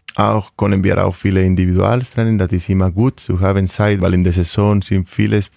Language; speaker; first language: German; non-native, learner; Spanish